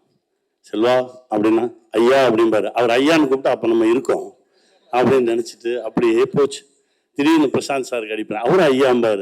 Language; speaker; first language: Tamil; native; Tamil